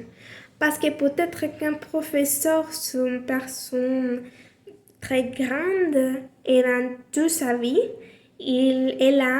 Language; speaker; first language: French; non-native, learner; Spanish